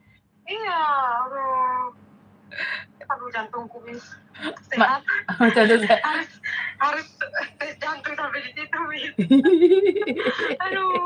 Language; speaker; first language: Indonesian; native; Indonesian